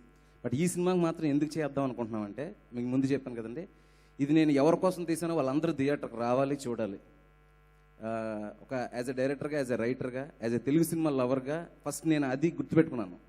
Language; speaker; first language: Telugu; native; Telugu